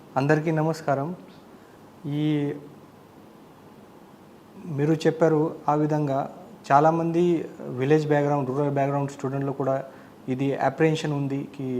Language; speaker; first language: Telugu; non-native, learner; Marathi